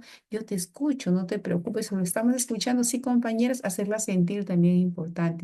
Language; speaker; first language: Spanish; native; Spanish